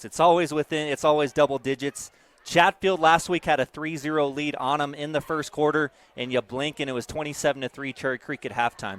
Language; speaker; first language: English; native; English